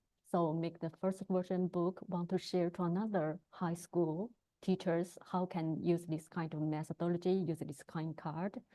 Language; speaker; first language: English; non-native, learner; Chinese